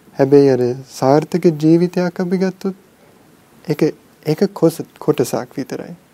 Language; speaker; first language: Sinhala; non-native, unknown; English